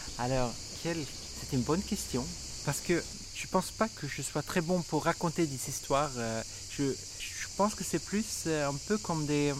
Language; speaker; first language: French; non-native, fluent; Swedish